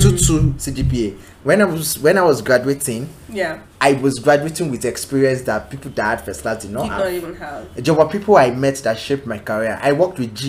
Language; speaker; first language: English; non-native, local second language; Yoruba